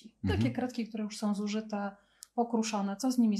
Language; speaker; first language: Polish; native; Polish